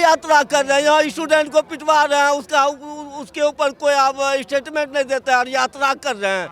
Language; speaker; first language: Hindi; native; Hindi